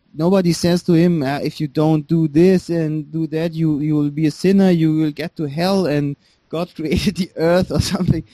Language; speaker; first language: English; non-native, fluent; German